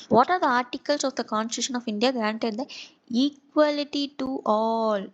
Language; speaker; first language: English; non-native, local second language; Tamil